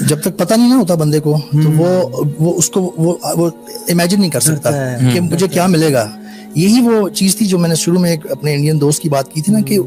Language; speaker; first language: Urdu; native; Urdu